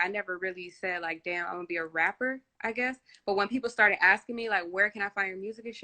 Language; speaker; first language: English; native; English